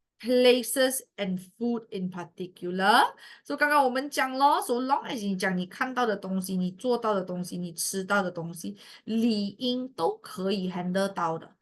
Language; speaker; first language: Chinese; native; Chinese